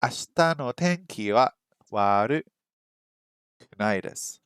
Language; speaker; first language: Japanese; non-native, learner; English